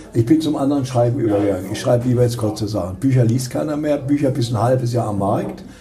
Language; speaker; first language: German; native; German